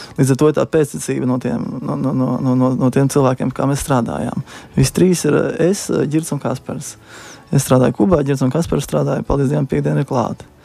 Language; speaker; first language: Latvian; native; Latvian